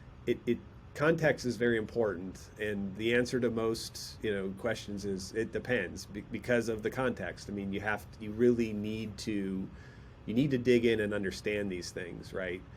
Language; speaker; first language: English; native; English